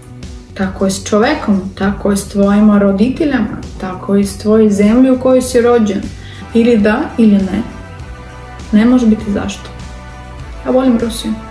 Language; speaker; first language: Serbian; non-native, learner; Russian